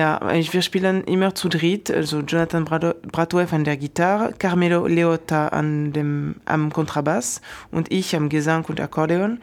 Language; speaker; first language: German; non-native, fluent; French